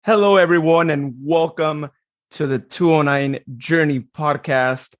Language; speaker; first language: English; native; English